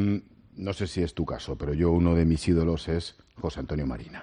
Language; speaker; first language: Spanish; native; Spanish